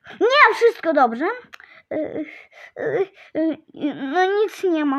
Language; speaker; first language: Polish; non-native, learner; Russian